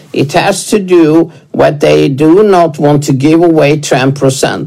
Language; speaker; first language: English; non-native, fluent; Swedish